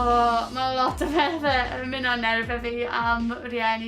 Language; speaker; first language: Welsh; native; Welsh